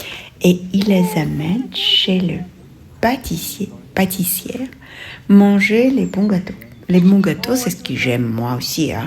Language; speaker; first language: French; non-native, fluent; Russian